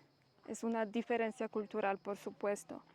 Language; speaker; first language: Spanish; non-native, learner; Polish